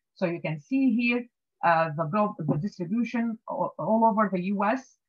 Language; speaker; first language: English; non-native, fluent; Arabic